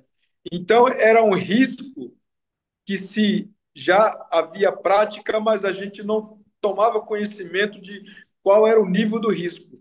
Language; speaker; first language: Portuguese; non-native, local second language; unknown